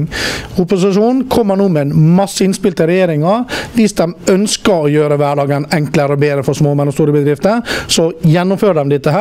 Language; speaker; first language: Norwegian; native; Norwegian